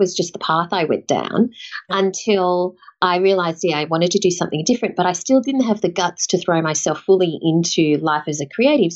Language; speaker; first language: English; native; English